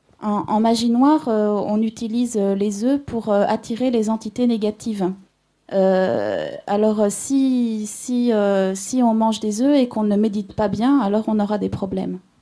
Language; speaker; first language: French; native; French